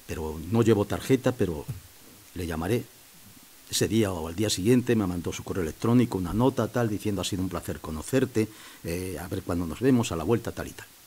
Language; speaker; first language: Spanish; native; Spanish